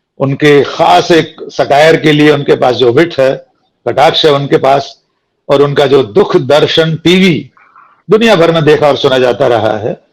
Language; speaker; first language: Hindi; native; Hindi